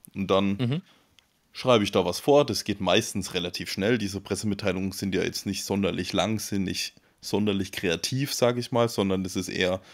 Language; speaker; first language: German; native; German